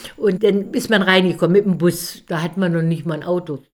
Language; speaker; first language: German; native; German